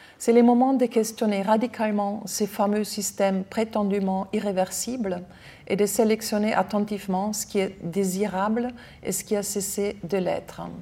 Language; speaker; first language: French; non-native, fluent; German